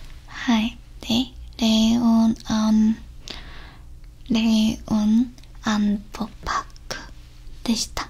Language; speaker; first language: Japanese; non-native, learner; Korean